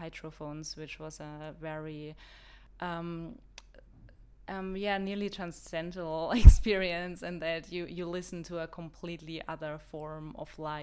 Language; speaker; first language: English; non-native, fluent; German